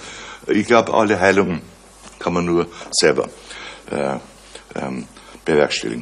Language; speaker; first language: German; native; German